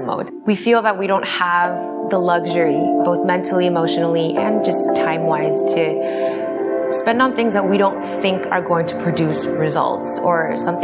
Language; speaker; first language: English; native; English